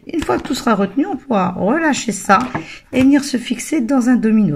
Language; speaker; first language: French; native; French